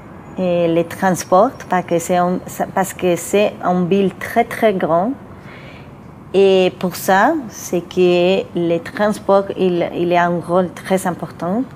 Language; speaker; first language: French; non-native, fluent; Spanish